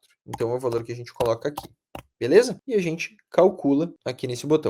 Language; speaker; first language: Portuguese; native; Portuguese